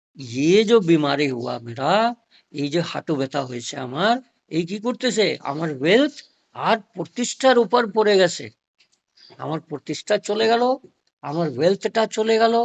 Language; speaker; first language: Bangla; non-native, local second language; Hindi